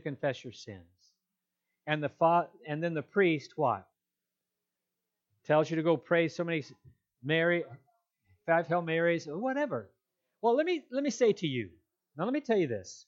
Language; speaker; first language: English; native; English